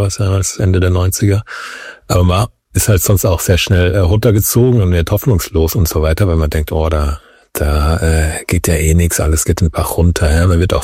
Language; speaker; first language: German; native; German